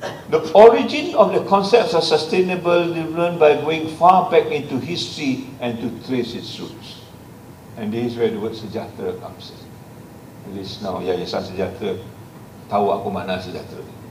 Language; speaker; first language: English; non-native, local second language; Malay